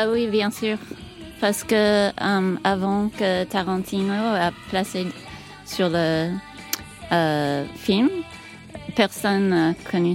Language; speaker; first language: French; non-native, learner; English